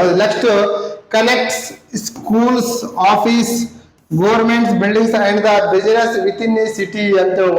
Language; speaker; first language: Kannada; native; Kannada